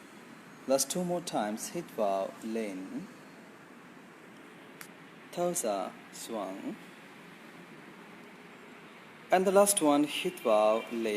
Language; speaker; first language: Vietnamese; non-native, learner; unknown